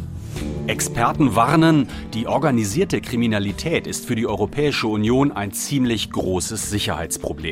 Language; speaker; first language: German; native; German